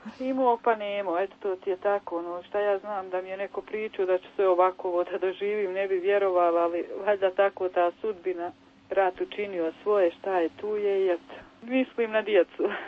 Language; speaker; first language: Croatian; native; Croatian